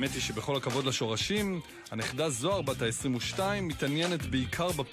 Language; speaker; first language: Hebrew; native; Hebrew